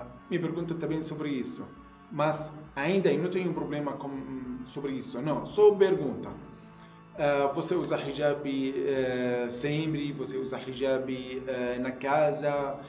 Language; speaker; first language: Portuguese; non-native, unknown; Arabic